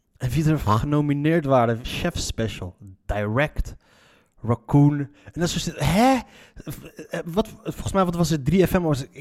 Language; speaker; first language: Dutch; early bilingual, other home language; Arabic